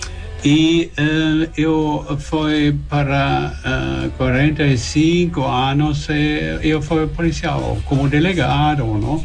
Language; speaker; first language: Portuguese; non-native, learner; German